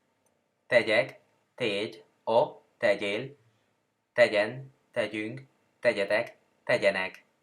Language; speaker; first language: Hungarian; non-native, learner; Spanish